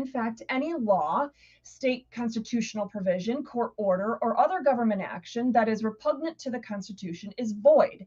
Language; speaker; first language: English; native; English